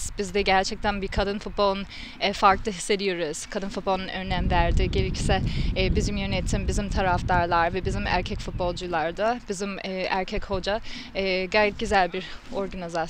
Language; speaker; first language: Turkish; non-native, fluent; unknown